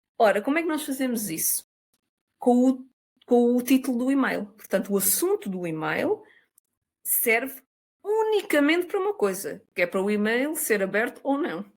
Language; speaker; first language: Portuguese; native; Portuguese